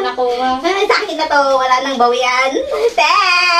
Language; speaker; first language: Filipino; native; Filipino